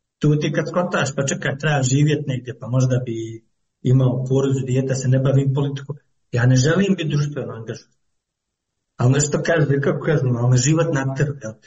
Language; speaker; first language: Serbian; native; Serbian